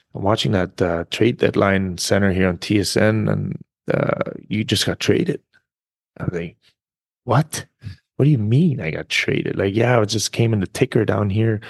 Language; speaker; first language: English; non-native, fluent; German